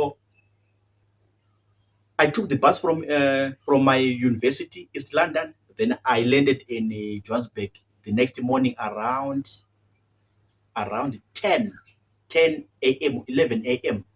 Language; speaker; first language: English; non-native, local second language; Shona